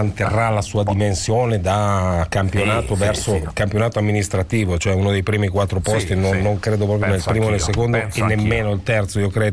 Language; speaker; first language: Italian; native; Italian